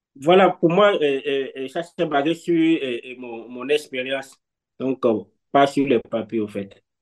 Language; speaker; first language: French; non-native, local second language; Fon